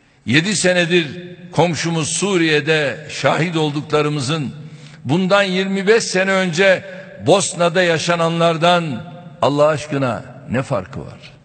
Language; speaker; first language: Turkish; native; Turkish